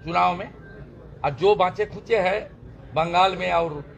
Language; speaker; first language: Hindi; non-native, local second language; Bangla